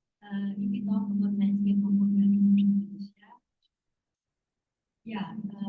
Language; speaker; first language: English; non-native, learner; Indonesian